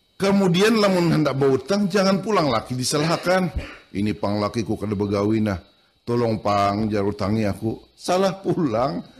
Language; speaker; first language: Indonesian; non-native, local second language; Banjar